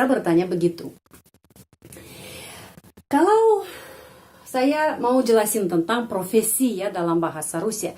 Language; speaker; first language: Indonesian; non-native, fluent; Russian